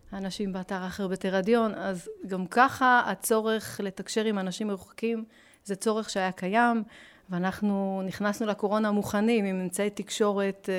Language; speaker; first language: Hebrew; early bilingual, other home language; French